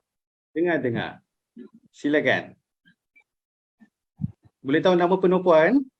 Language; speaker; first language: Malay; native; Malay